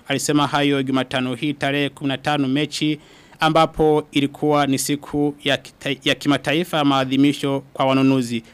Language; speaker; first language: Swahili; non-native, local second language; Rundi